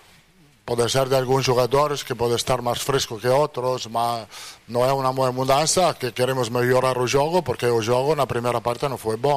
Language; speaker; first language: Portuguese; non-native, fluent; Italian